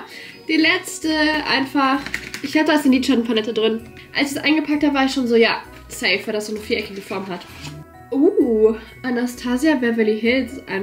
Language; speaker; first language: German; native; German